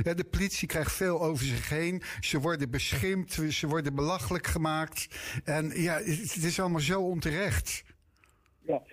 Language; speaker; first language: Dutch; native; Dutch